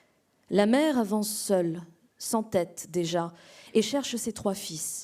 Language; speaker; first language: French; native; French